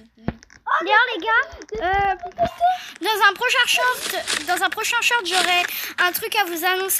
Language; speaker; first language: French; native; French